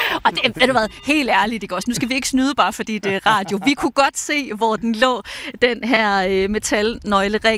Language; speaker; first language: Danish; native; Danish